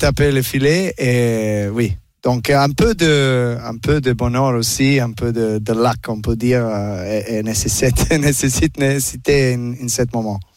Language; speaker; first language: French; non-native, learner; Serbian